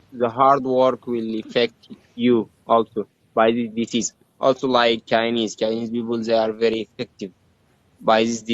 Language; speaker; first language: English; non-native, learner; Arabic